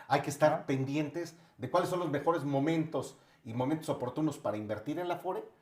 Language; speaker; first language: Spanish; native; Spanish